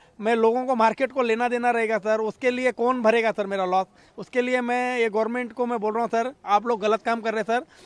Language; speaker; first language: Hindi; non-native, local second language; Urdu